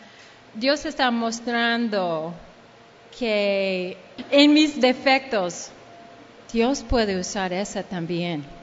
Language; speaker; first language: Spanish; early bilingual, heritage; Spanish